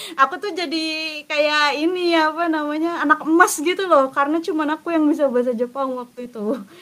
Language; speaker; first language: Indonesian; native; Indonesian